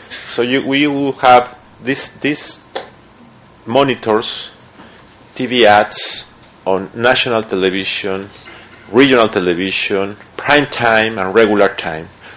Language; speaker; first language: English; non-native, fluent; Spanish